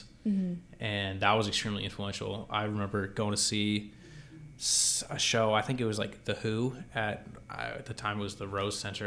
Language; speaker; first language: English; native; English